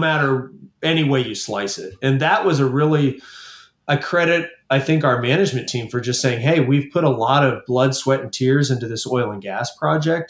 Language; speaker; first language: English; native; English